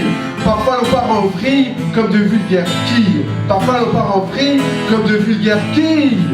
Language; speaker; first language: French; native; French